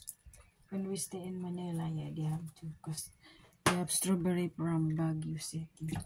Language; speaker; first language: English; non-native, local second language; Filipino